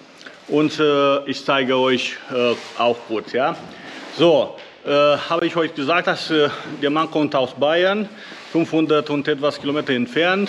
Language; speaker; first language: German; non-native, learner; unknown